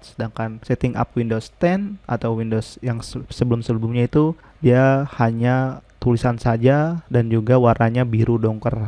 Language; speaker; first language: Indonesian; native; Indonesian